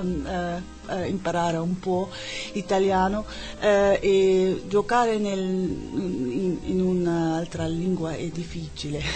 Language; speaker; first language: Italian; non-native, learner; German